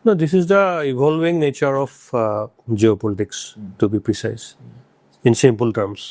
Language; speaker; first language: English; non-native, local second language; Assamese